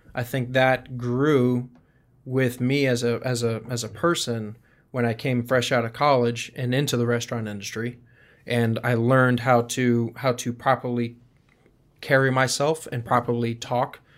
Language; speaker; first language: English; native; English